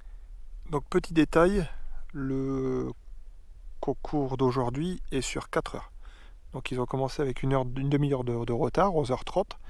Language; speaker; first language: French; native; French